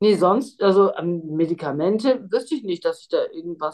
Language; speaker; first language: German; native; German